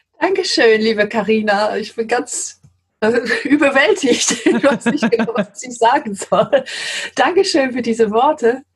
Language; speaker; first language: German; non-native, fluent; English